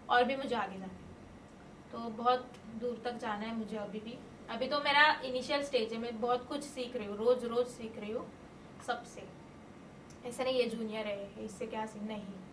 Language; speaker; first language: Hindi; non-native, local second language; Marathi